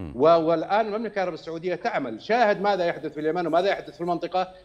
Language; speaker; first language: Arabic; native; Arabic